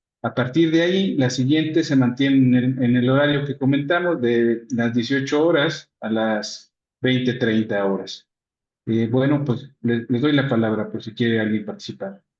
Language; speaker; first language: Spanish; native; Spanish